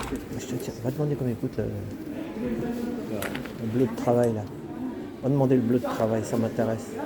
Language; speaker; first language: French; native; French